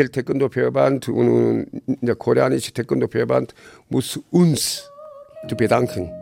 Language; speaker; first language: German; non-native, learner; Korean